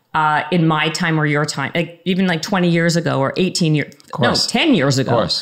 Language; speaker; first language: English; native; English